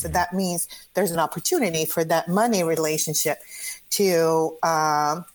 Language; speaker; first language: English; non-native, fluent; Croatian